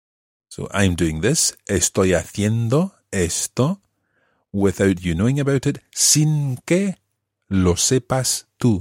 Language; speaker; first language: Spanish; non-native, fluent; English